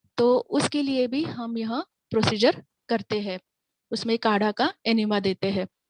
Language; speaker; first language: Hindi; non-native, local second language; Marathi